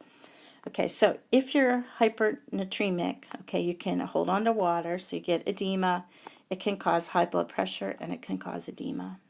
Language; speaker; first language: English; native; English